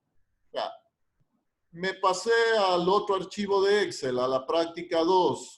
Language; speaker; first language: Spanish; native; Spanish